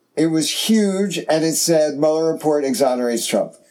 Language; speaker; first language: English; early bilingual, other home language; German